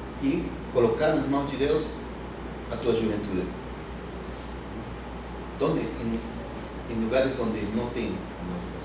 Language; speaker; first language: Portuguese; non-native, fluent; Spanish